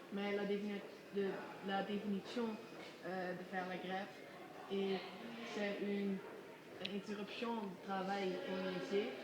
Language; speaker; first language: French; non-native, learner; Dutch